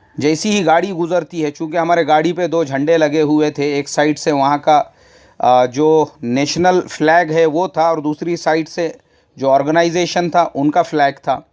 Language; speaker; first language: Urdu; native; Urdu